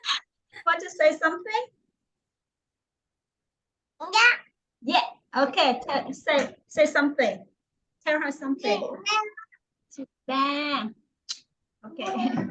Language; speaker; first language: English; non-native, learner; Vietnamese